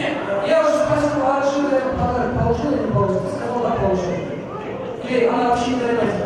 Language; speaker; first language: Russian; non-native, local second language; Uyghur